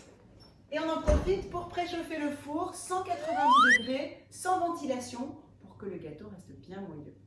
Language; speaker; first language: French; native; French